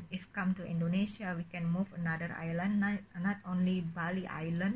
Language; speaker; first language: English; non-native, learner; Indonesian